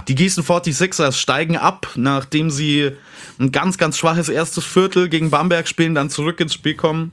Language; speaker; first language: German; native; German